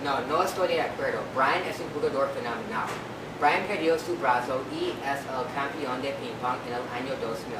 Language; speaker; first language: Spanish; non-native, learner; English